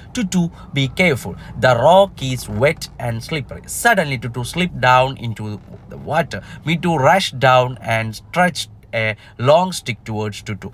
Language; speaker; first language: English; non-native, local second language; Malayalam